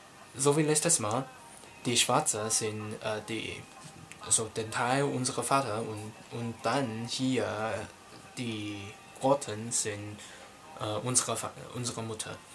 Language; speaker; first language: German; non-native, learner; Cantonese